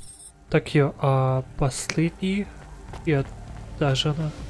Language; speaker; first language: Czech; non-native, learner; Ukrainian